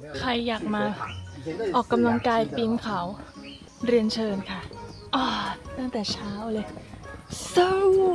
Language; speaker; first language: Thai; native; Thai